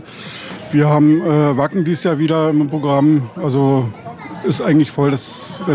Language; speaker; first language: German; native; German